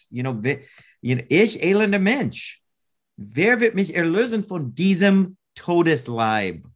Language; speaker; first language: German; non-native, learner; English